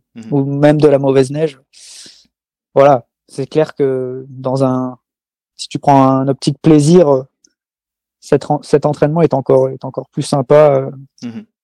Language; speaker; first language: French; native; French